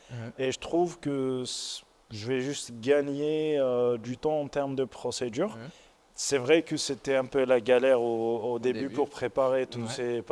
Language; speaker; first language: French; non-native, local second language; Arabic